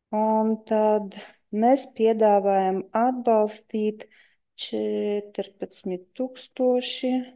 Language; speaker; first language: Latvian; non-native, local second language; Russian